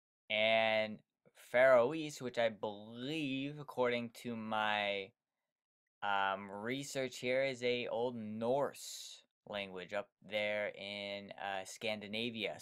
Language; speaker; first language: English; native; English